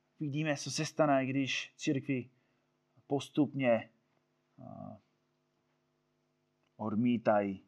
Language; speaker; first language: Czech; non-native, fluent; English